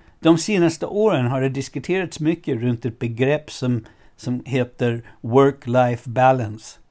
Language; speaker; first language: Swedish; non-native, fluent; English